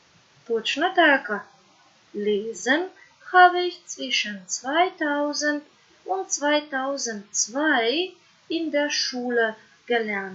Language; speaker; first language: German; non-native, fluent; Macedonian